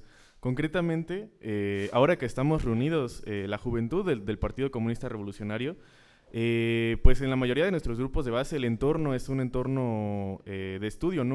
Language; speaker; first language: Spanish; native; Spanish